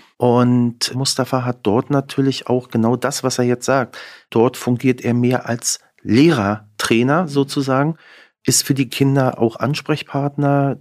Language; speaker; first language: German; native; German